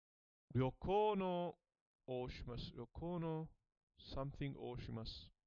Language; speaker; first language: Japanese; non-native, learner; English